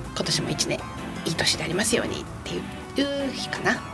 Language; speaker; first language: Japanese; native; Japanese